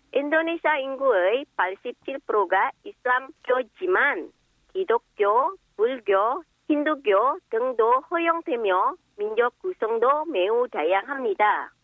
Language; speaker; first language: Korean; non-native, fluent; Indonesian